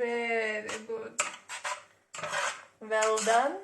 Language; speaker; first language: English; non-native, learner; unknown